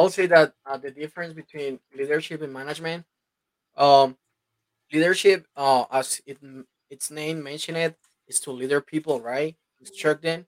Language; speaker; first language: English; non-native, fluent; Spanish